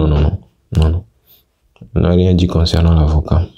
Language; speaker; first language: French; non-native, local second language; Ewe